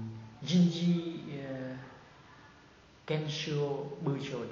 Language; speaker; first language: Japanese; non-native, learner; Vietnamese